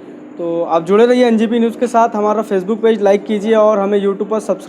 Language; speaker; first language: Hindi; native; Hindi